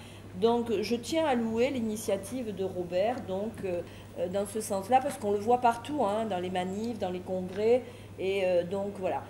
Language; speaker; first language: French; native; French